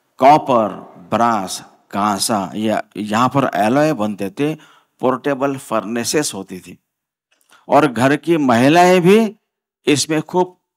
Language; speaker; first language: Hindi; non-native, local second language; Marathi